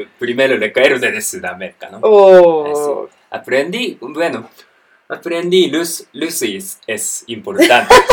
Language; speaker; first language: Spanish; non-native, learner; Japanese